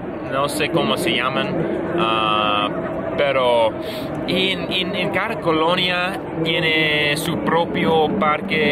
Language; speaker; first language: Spanish; non-native, learner; English